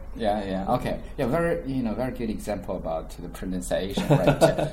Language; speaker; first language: English; non-native, fluent; Chinese